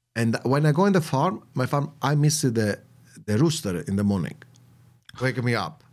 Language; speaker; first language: English; non-native, learner; Italian